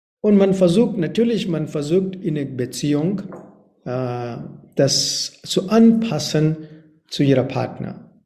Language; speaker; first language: German; non-native, learner; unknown